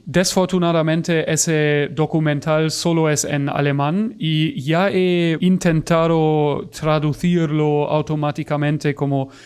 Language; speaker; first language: Spanish; non-native, fluent; German